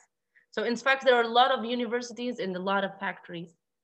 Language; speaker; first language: English; non-native, fluent; Arabic